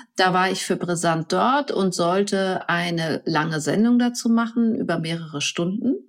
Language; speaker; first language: German; native; German